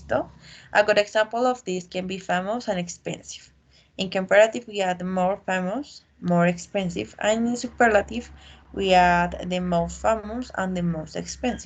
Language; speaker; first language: English; non-native, learner; Spanish